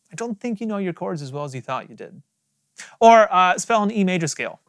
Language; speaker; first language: English; native; English